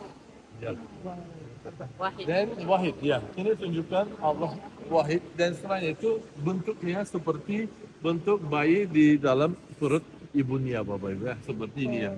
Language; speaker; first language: Indonesian; non-native, fluent; Turkish